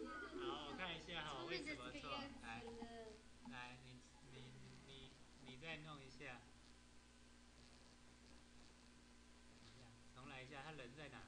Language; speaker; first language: Chinese; native; Chinese